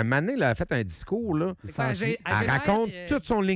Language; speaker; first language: French; native; French